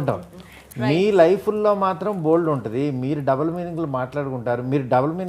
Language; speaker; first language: Telugu; native; Telugu